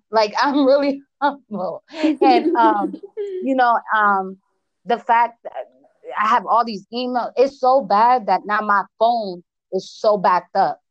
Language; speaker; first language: English; early bilingual, other home language; Spanish